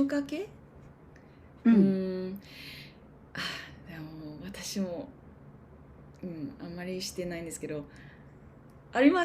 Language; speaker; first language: Japanese; non-native, learner; English